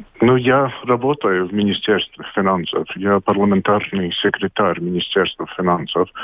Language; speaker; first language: Russian; non-native, local second language; Latvian